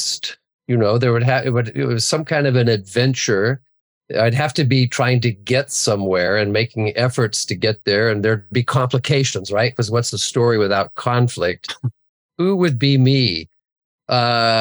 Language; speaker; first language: English; native; English